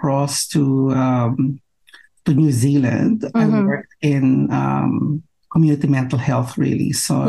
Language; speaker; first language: English; non-native, local second language; Filipino